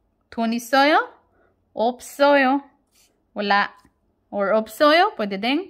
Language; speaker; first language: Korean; non-native, fluent; Filipino